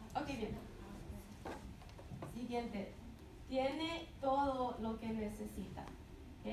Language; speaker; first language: Spanish; non-native, fluent; English